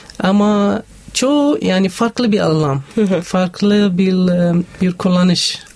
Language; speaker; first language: Turkish; non-native, learner; Arabic